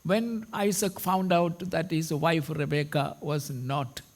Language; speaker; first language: English; non-native, local second language; Hindi